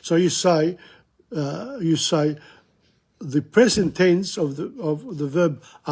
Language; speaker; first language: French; non-native, fluent; English